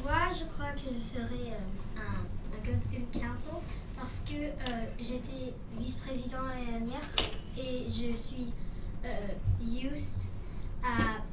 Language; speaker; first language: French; early bilingual, heritage; French